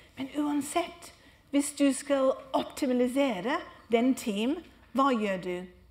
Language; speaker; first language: Norwegian; non-native, fluent; English